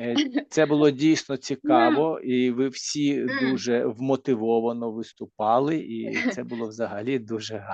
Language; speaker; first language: Ukrainian; native; Ukrainian